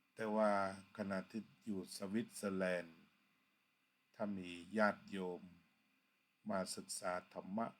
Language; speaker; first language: Thai; native; Thai